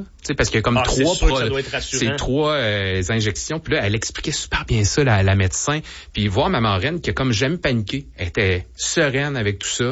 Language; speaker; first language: French; native; French